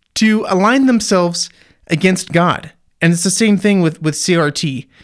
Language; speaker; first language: English; native; English